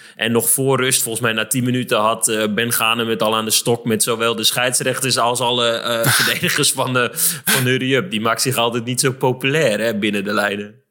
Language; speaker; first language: Dutch; native; Dutch